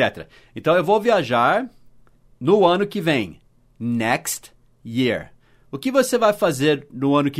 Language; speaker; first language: Portuguese; non-native, fluent; English